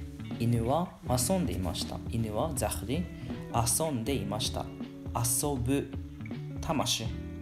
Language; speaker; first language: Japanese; non-native, learner; Georgian